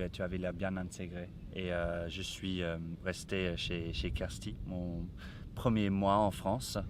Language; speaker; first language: French; non-native, fluent; English